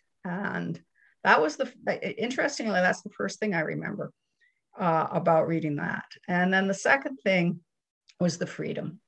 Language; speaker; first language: English; native; English